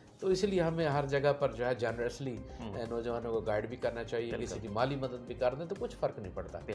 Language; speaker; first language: Urdu; non-native, local second language; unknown